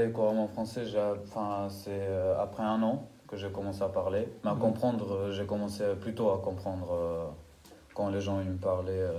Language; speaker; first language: French; non-native, fluent; Albanian